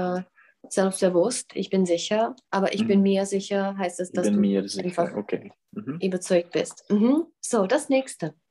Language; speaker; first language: German; non-native, fluent; Czech